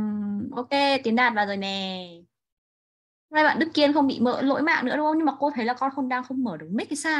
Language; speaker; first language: Vietnamese; native; Vietnamese